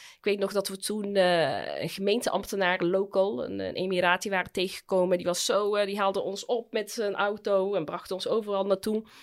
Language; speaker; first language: Dutch; early bilingual, other home language; Arabic